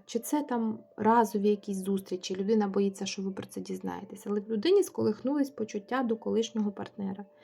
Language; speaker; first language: Ukrainian; non-native, local second language; Russian